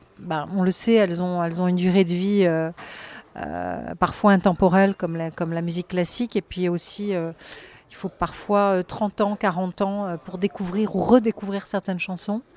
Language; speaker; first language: French; native; French